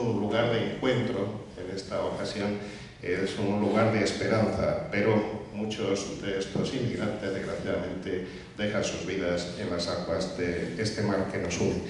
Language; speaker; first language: Spanish; native; Spanish